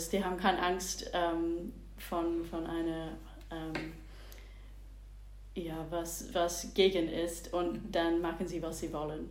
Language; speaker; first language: German; non-native, fluent; English